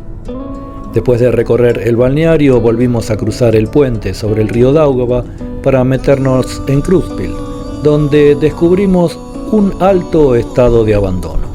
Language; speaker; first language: Spanish; native; Spanish